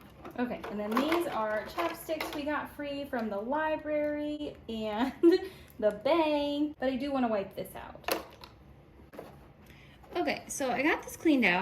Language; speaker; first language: English; native; English